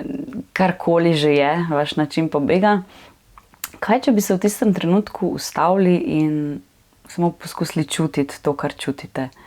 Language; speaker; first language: Slovenian; native; Slovenian